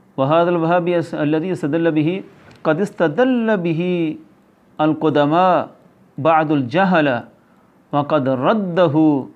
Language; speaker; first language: Arabic; non-native, fluent; Urdu